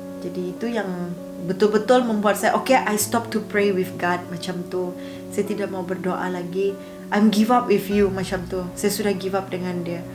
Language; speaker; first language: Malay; non-native, local second language; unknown